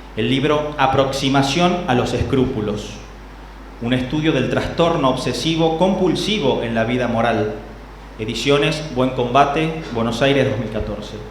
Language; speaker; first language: Spanish; native; Spanish